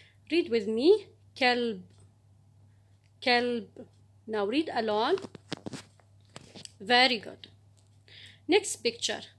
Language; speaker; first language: English; non-native, learner; Arabic